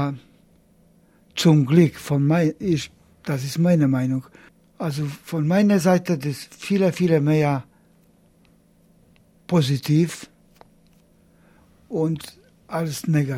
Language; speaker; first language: German; non-native, learner; Polish